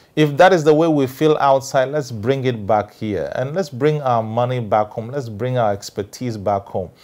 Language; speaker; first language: English; non-native, local second language; Ewe